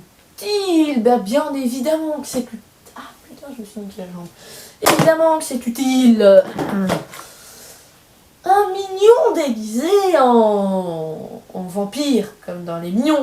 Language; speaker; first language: French; native; French